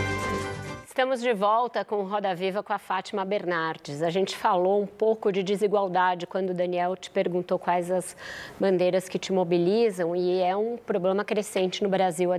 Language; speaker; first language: Portuguese; native; Portuguese